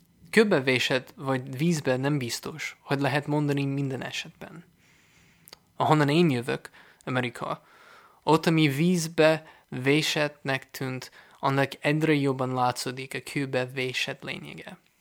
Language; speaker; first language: Hungarian; non-native, fluent; English